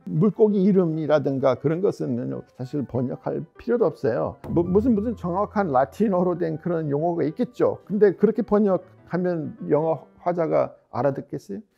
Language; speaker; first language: Korean; non-native, fluent; English